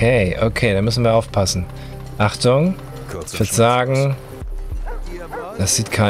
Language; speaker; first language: German; native; German